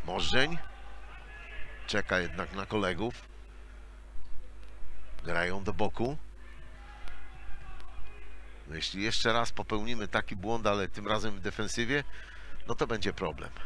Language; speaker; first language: Polish; native; Polish